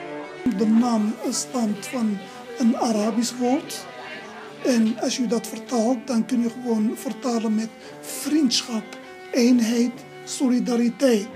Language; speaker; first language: Dutch; non-native, fluent; Arabic